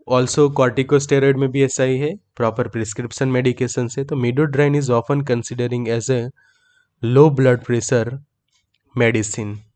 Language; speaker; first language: Hindi; native; Hindi